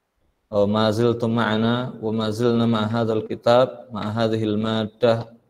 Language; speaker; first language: Arabic; non-native, fluent; Indonesian